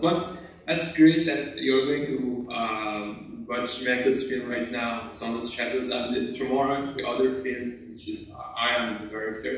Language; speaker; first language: English; non-native, fluent; Persian